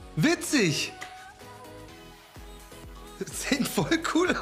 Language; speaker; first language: German; native; German